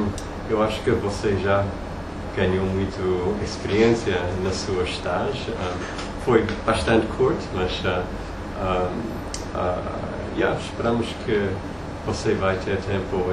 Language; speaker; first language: Portuguese; non-native, learner; English